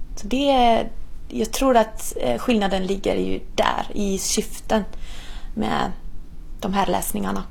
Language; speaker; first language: Swedish; non-native, fluent; Italian